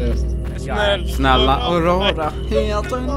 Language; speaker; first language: Swedish; native; Swedish